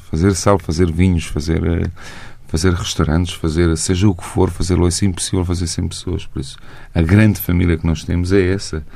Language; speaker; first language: Portuguese; non-native, fluent; Bosnian